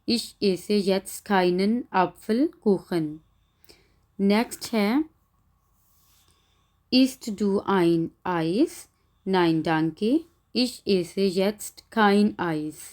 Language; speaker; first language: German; non-native, fluent; Urdu